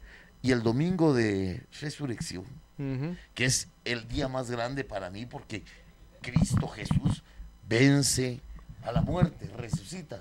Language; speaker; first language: Spanish; native; Spanish